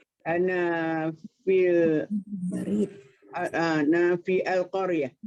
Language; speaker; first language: Arabic; non-native, learner; Malay